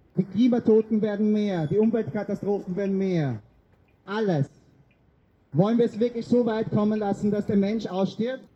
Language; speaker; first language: German; native; German